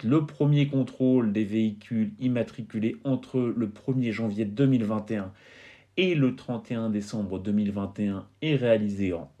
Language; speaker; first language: French; native; French